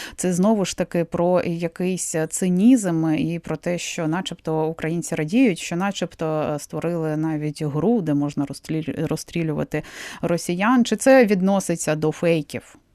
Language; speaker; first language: Ukrainian; native; Ukrainian